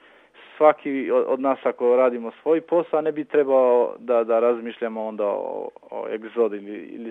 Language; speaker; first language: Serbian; non-native, local second language; Albanian